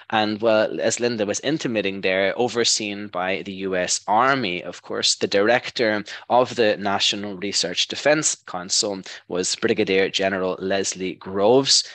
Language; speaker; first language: English; native; English